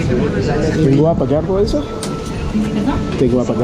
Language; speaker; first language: Spanish; non-native, learner; Haitian Creole